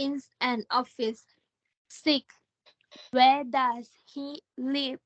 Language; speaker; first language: English; non-native, learner; Thai